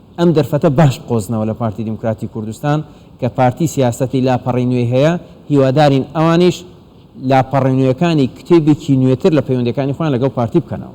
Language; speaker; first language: Central Kurdish; native; Central Kurdish